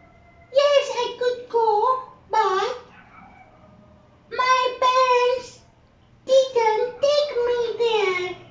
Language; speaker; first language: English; non-native, learner; Bangla